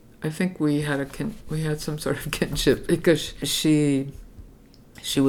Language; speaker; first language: English; native; English